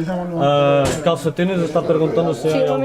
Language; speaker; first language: Spanish; non-native, learner; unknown